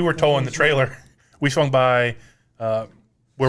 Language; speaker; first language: English; native; English